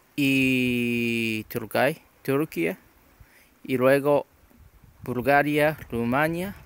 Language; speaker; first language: Spanish; non-native, learner; Japanese